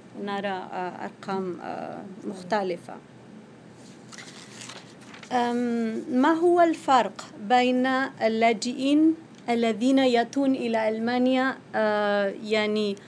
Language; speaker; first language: Arabic; non-native, fluent; Spanish